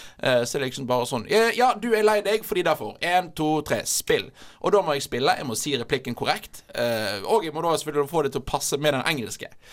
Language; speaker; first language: Norwegian; native; Norwegian